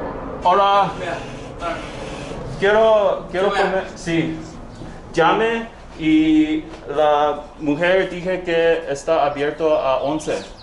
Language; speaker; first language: Spanish; non-native, learner; English